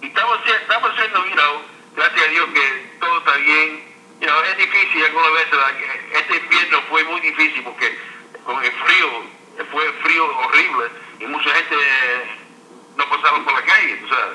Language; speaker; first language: Spanish; early bilingual, heritage; English